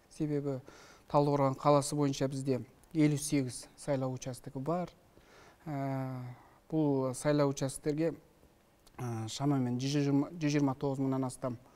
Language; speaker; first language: Kazakh; native; Kazakh